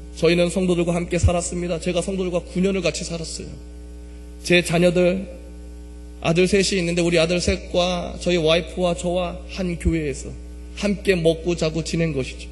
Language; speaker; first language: Korean; native; Korean